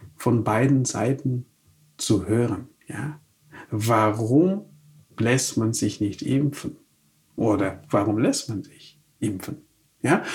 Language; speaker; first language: German; non-native, fluent; Wolof